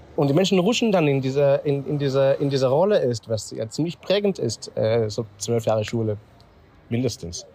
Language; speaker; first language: German; non-native, fluent; Hebrew